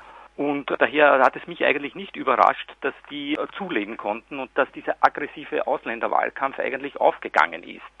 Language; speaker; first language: German; native; German